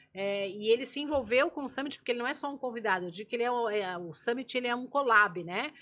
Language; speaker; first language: Portuguese; native; Portuguese